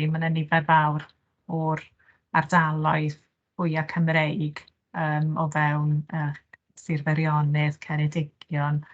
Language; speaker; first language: Welsh; native; Welsh